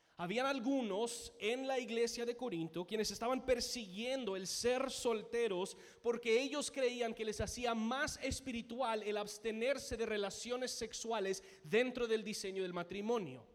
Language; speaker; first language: Spanish; non-native, fluent; English